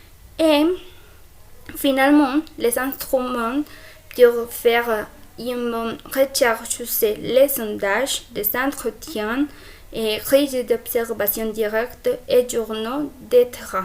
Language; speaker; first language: French; non-native, fluent; Spanish